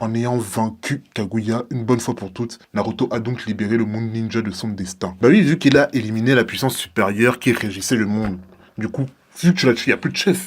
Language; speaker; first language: French; native; French